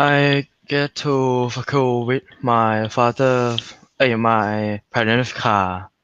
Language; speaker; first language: English; non-native, learner; Thai